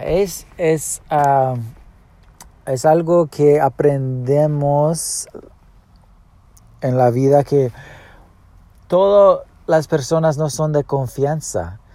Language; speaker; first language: Spanish; early bilingual, heritage; Spanish